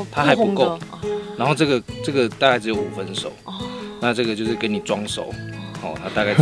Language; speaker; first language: Chinese; native; Chinese